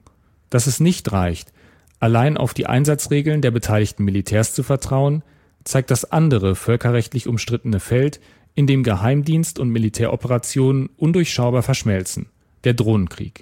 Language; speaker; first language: German; native; German